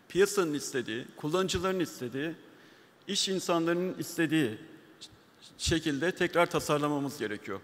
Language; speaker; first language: Turkish; native; Turkish